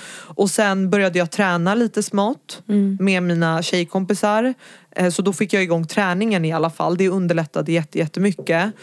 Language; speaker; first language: Swedish; early bilingual, other home language; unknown